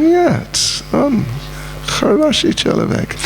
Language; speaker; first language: Russian; non-native, learner; English